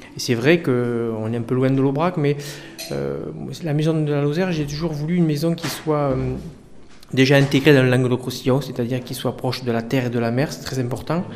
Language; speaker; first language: French; native; French